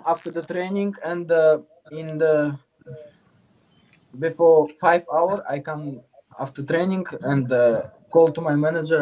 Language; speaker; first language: English; non-native, learner; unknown